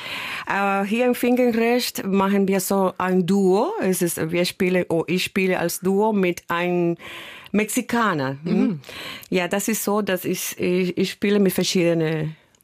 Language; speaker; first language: German; non-native, learner; Spanish